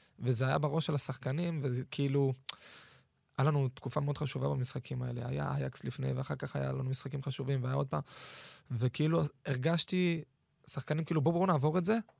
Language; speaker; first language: Hebrew; native; Hebrew